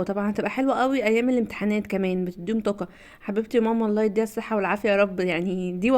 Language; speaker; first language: Arabic; native; Arabic